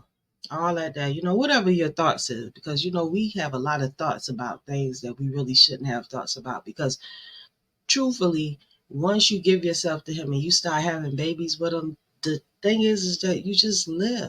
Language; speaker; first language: English; native; English